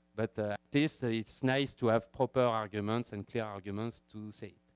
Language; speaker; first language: English; non-native, fluent; French